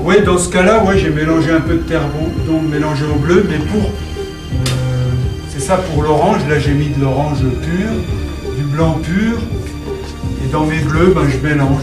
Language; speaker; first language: French; native; French